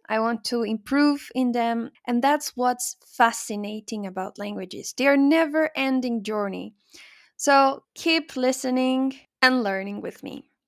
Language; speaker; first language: English; non-native, fluent; Spanish